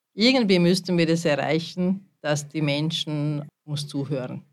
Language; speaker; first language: German; non-native, fluent; Hungarian